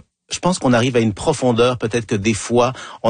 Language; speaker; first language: French; native; French